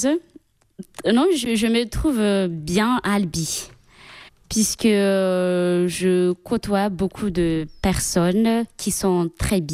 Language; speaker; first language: French; non-native, local second language; Malagasy